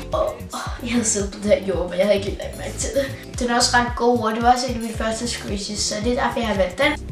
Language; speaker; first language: Danish; native; Danish